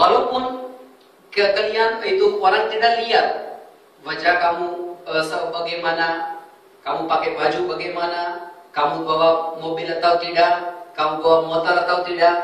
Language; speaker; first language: Indonesian; non-native, fluent; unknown